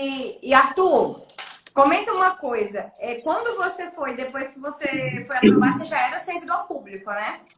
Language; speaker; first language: Portuguese; native; Portuguese